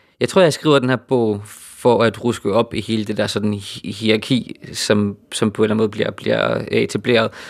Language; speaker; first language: Danish; native; Danish